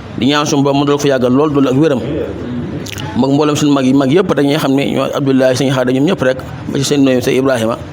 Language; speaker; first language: Wolof; native; Wolof